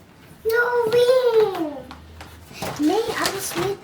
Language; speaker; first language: Swedish; early bilingual, other home language; Somali